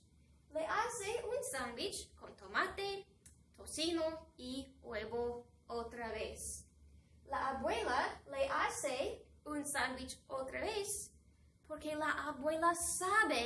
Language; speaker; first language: Spanish; non-native, fluent; English